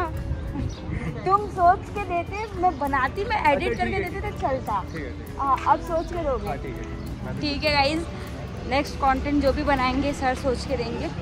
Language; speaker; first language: Hindi; native; Hindi